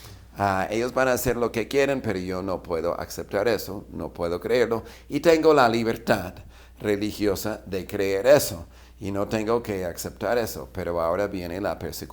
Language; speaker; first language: Spanish; non-native, fluent; English